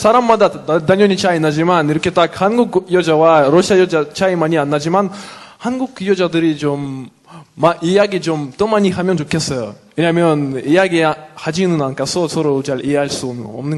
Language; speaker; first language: Korean; non-native, fluent; Russian